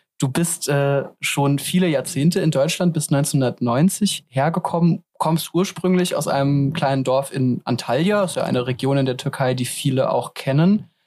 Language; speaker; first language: German; native; German